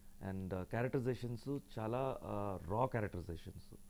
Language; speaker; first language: Telugu; native; Telugu